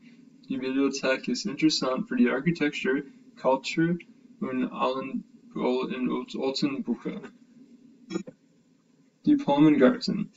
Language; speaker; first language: German; non-native, learner; English